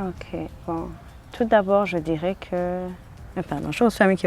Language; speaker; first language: French; non-native, local second language; Rundi